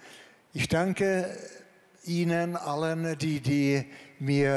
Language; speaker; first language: German; non-native, fluent; Czech